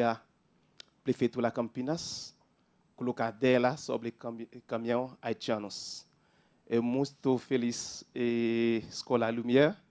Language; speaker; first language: Portuguese; non-native, learner; Haitian Creole